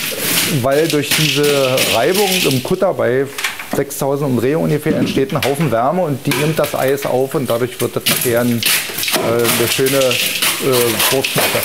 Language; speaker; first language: German; native; German